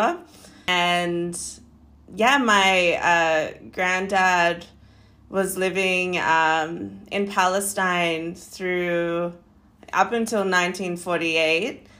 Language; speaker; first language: English; native; English